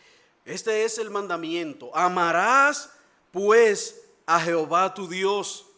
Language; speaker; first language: Spanish; native; Spanish